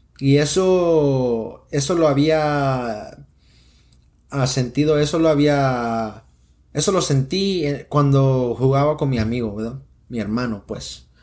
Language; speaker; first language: Spanish; early bilingual, heritage; Spanish